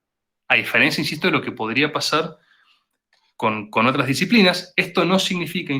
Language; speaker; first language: Spanish; native; Spanish